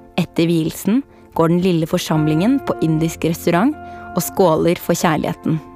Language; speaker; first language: Norwegian; native; Norwegian